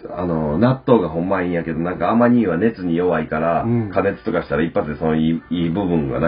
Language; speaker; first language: Japanese; native; Japanese